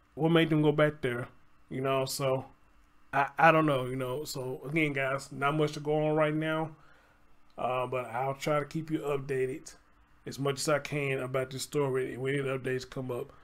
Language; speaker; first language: English; native; English